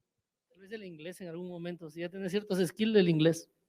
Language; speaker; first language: Spanish; native; Spanish